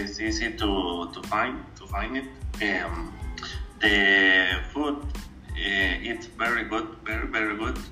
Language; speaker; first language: English; non-native, learner; Spanish